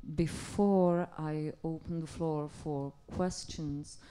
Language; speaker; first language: English; non-native, fluent; Czech